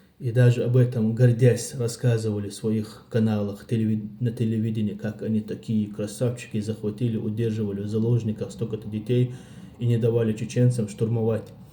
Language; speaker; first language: Russian; non-native, local second language; Chechen